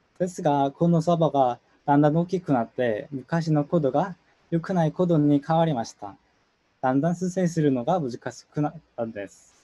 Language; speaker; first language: Japanese; non-native, learner; Korean